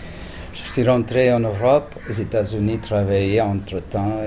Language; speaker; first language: French; non-native, fluent; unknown